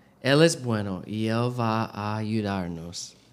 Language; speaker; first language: Spanish; non-native, learner; English